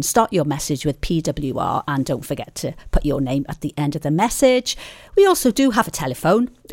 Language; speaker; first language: English; native; English